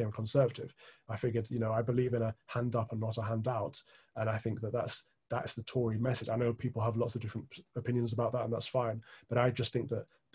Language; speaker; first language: English; native; English